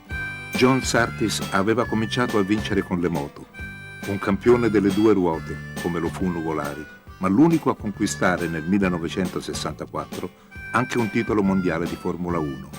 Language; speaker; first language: Italian; native; Italian